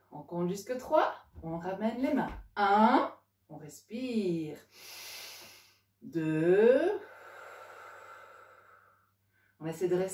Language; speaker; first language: French; native; French